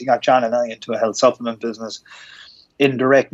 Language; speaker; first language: English; native; English